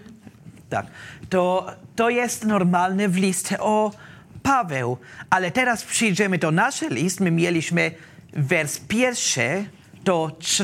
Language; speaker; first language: Polish; non-native, learner; German